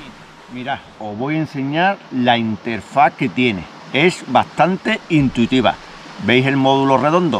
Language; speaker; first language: Spanish; native; Spanish